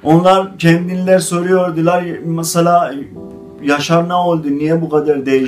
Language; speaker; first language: Turkish; non-native, learner; Azerbaijani